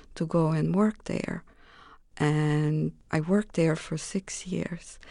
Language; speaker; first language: English; non-native, fluent; Romanian